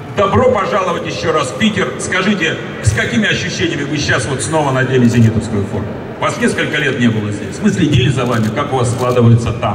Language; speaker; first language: Russian; native; Russian